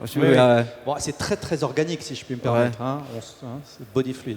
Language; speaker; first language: French; native; French